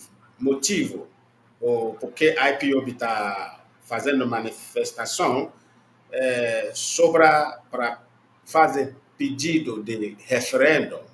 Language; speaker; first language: Portuguese; non-native, learner; Igbo